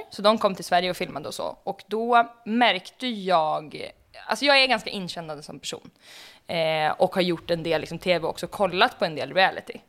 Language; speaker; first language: Swedish; native; Swedish